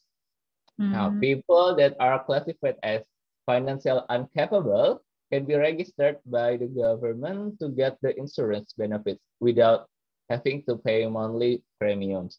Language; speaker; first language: English; non-native, learner; Indonesian